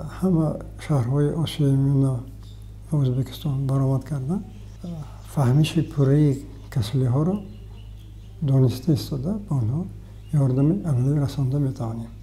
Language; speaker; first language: Tajik; native; Tajik